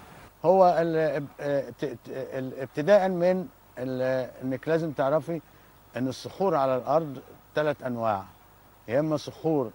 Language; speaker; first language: Arabic; native; Arabic